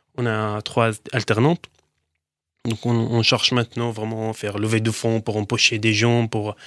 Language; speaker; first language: French; non-native, learner; Arabic